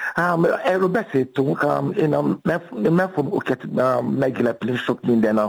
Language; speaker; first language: Hungarian; non-native, fluent; Yoruba